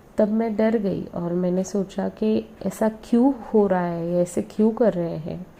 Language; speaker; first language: Hindi; non-native, local second language; Marathi